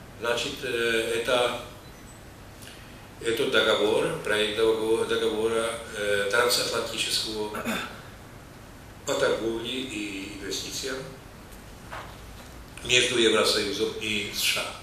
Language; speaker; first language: Russian; non-native, fluent; Czech